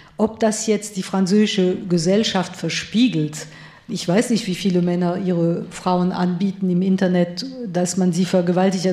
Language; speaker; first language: German; non-native, fluent; French